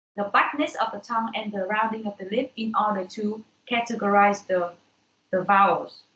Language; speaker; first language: English; non-native, fluent; Vietnamese